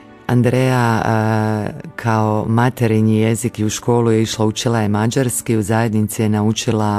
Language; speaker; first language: Croatian; native; Croatian